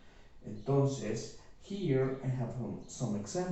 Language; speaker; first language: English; non-native, fluent; Spanish